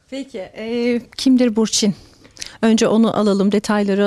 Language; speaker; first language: Turkish; native; Turkish